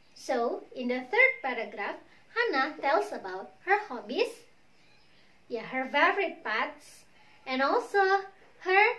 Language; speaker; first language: English; non-native, fluent; Indonesian